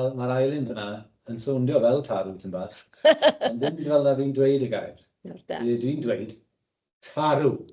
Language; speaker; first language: Welsh; native; Welsh